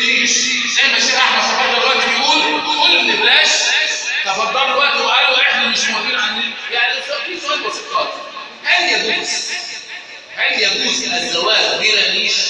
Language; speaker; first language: Arabic; native; Arabic